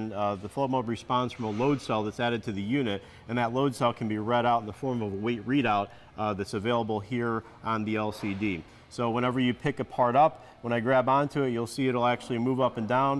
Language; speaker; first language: English; native; English